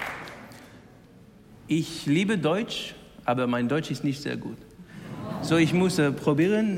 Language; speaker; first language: German; non-native, learner; English